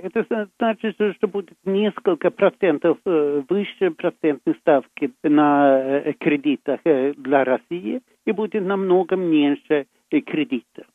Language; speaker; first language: Russian; non-native, fluent; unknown